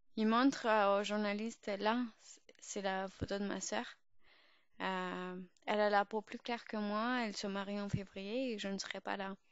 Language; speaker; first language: French; early bilingual, other home language; Urdu